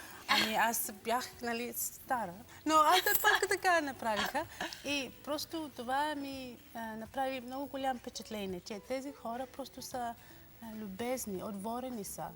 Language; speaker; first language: Bulgarian; non-native, learner; English